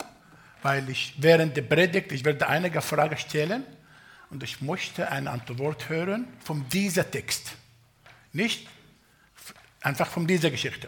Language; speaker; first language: German; non-native, fluent; Arabic